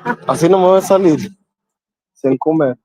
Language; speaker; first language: Spanish; non-native, learner; English